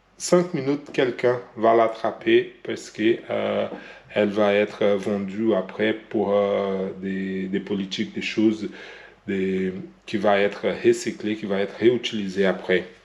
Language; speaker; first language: French; non-native, learner; Portuguese